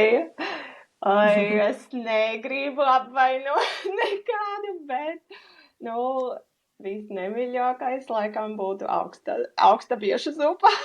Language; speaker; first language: Latvian; non-native, fluent; English